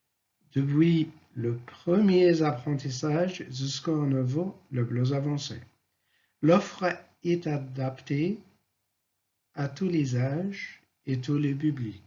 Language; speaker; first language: French; non-native, fluent; Arabic